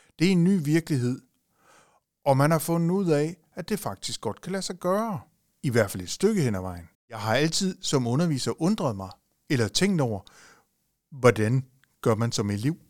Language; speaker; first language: Danish; native; Danish